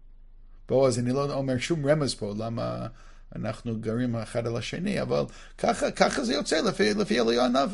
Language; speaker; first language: Hebrew; non-native, fluent; English